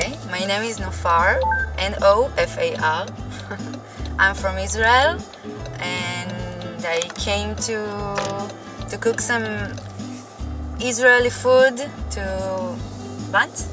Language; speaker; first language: English; non-native, fluent; Hebrew